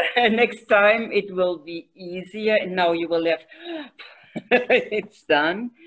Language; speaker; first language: English; non-native, fluent; German